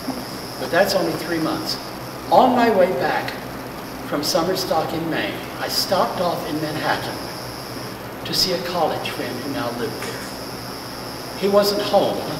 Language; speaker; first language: English; native; English